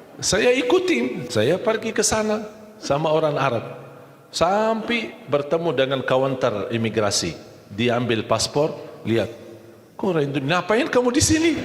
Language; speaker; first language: Malay; non-native, fluent; Arabic